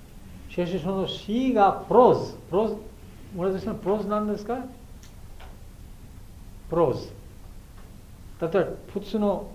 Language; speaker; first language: Japanese; non-native, fluent; Bangla